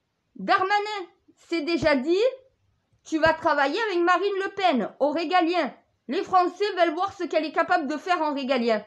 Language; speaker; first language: French; native; French